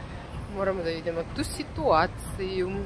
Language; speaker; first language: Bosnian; non-native, learner; Russian